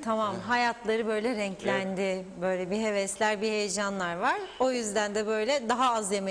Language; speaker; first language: Turkish; native; Turkish